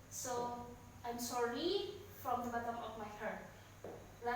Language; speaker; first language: English; non-native, learner; Indonesian